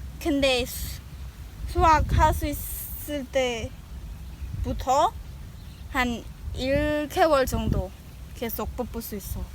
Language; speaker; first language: Korean; non-native, learner; Khmer